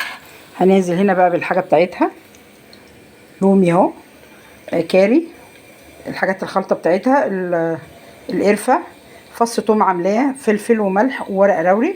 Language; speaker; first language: Arabic; native; Arabic